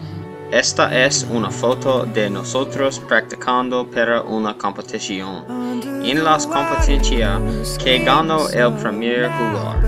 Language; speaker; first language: Spanish; non-native, learner; English